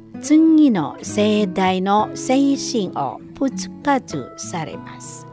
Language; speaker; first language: Japanese; non-native, fluent; Indonesian